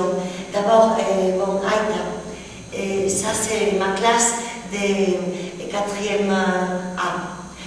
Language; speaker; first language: French; non-native, fluent; Spanish